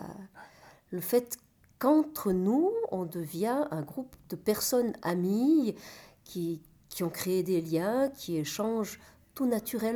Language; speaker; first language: French; native; French